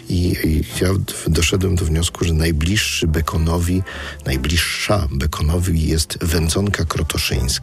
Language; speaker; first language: Polish; native; Polish